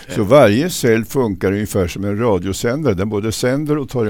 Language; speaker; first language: Swedish; native; Swedish